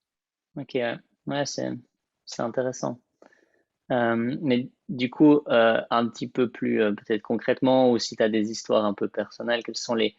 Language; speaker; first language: French; native; French